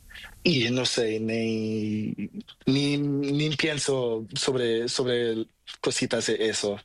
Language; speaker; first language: Spanish; non-native, learner; Portuguese